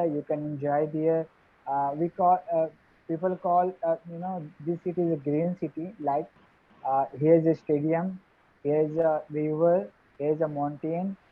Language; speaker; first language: English; non-native, learner; Hindi